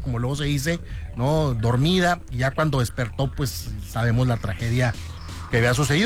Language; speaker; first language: Spanish; native; Spanish